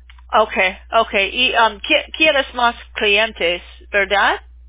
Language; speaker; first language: Spanish; non-native, learner; English